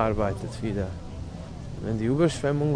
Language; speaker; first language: German; non-native, fluent; Serbian